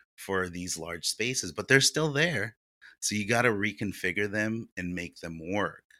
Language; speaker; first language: English; early bilingual, other home language; Russian